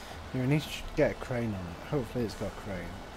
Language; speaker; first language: English; native; English